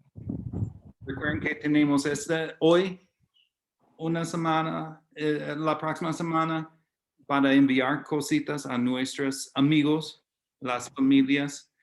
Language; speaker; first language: Spanish; non-native, fluent; English